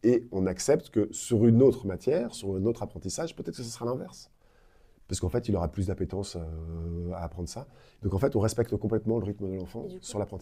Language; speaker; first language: French; native; French